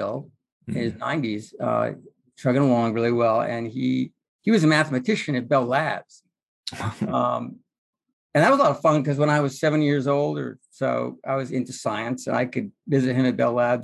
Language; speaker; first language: English; native; English